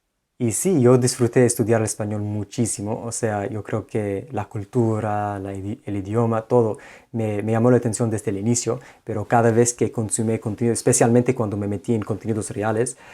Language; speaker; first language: Spanish; non-native, fluent; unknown